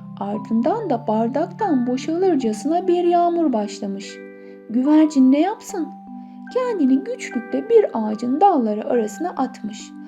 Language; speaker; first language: Turkish; native; Turkish